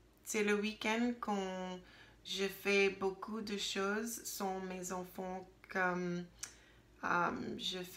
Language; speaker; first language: French; non-native, learner; English